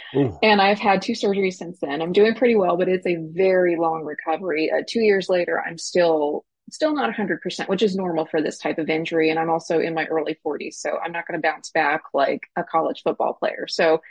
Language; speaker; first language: English; native; English